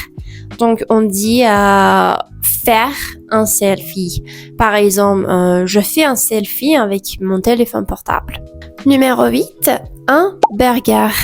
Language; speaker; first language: French; non-native, fluent; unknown